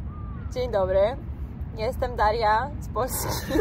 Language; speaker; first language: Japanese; non-native, fluent; Polish